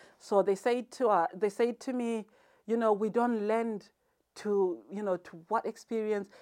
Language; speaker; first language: English; non-native, local second language; Shona